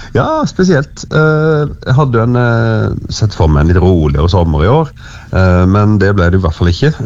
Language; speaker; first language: Norwegian; native; Norwegian